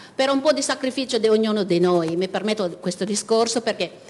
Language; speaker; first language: Italian; non-native, fluent; Ukrainian